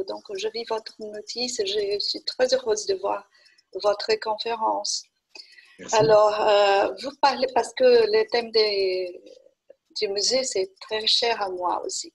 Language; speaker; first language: French; non-native, fluent; Portuguese